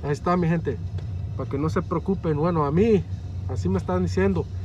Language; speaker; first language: Spanish; early bilingual, heritage; Spanish